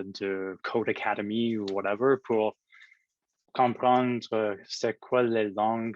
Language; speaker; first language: French; non-native, local second language; English